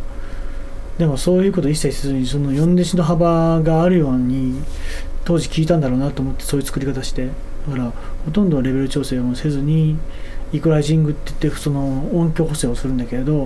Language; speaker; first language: Japanese; native; Japanese